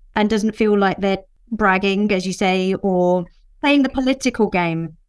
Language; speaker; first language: English; native; English